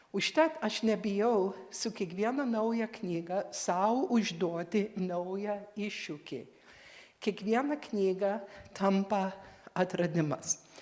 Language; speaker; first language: Lithuanian; early bilingual, heritage; Lithuanian